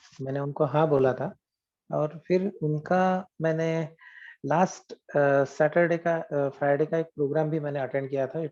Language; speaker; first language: Hindi; non-native, local second language; Marathi